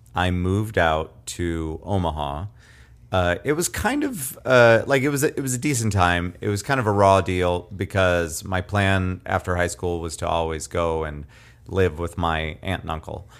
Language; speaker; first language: English; native; English